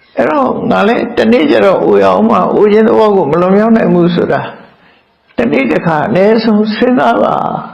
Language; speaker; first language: Burmese; native; Burmese